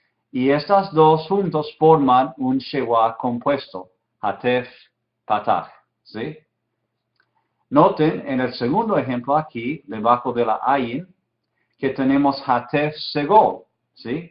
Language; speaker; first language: Spanish; non-native, fluent; English